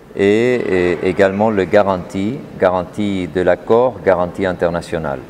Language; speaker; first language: French; non-native, fluent; Spanish